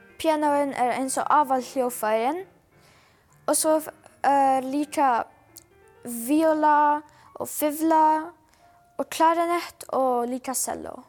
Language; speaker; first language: Icelandic; non-native, learner; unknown